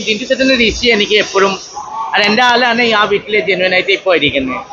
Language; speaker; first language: Malayalam; non-native, local second language; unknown